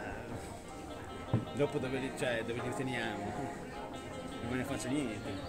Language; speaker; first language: Italian; native; Italian